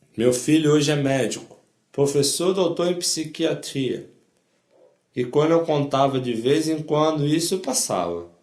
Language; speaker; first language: Portuguese; non-native, fluent; Polish